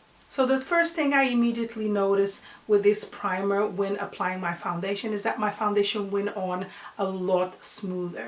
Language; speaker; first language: English; non-native, fluent; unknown